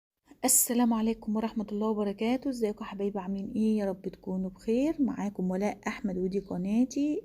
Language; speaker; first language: Arabic; native; Arabic